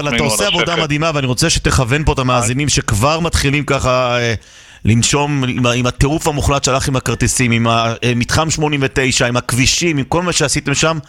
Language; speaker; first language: Hebrew; native; Hebrew